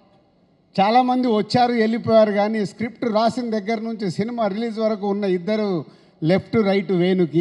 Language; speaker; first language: Telugu; native; Telugu